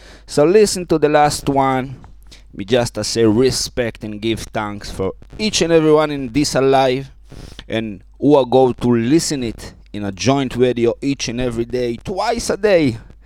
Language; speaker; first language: English; non-native, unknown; Hebrew